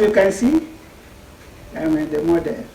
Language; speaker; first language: English; non-native, local second language; Igbo